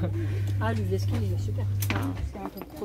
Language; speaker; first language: French; native; French